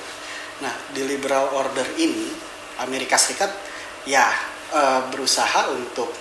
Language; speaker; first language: Indonesian; native; Indonesian